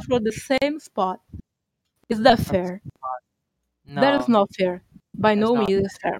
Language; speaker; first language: English; non-native, fluent; Portuguese